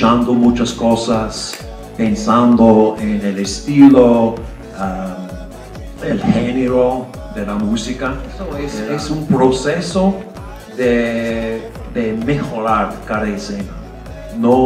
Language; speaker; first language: Spanish; non-native, fluent; English